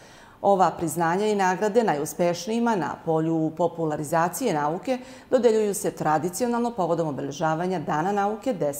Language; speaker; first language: Serbian; native; Serbian